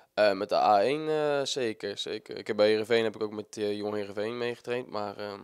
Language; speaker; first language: Dutch; native; Dutch